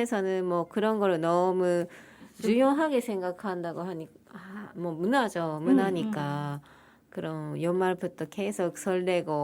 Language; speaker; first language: Korean; non-native, fluent; Japanese